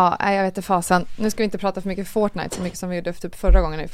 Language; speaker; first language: Swedish; native; Swedish